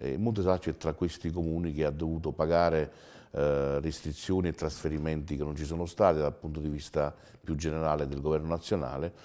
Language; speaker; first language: Italian; native; Italian